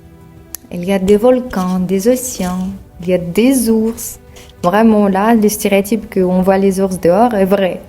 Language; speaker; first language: French; non-native, fluent; Russian